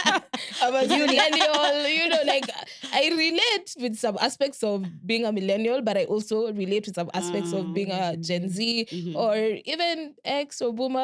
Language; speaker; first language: English; non-native, local second language; Swahili